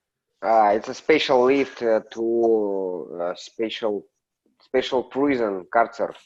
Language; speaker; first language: English; non-native, learner; Russian